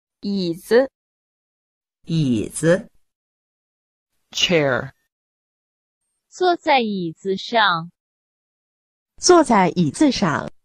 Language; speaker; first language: Chinese; non-native, learner; Urdu